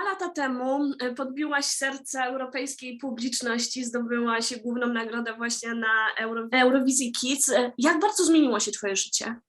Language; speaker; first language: Polish; native; Polish